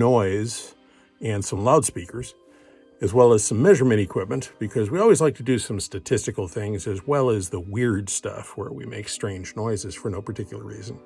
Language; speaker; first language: English; native; English